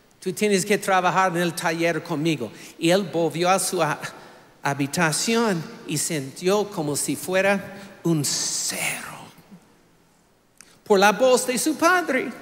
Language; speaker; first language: Spanish; non-native, fluent; English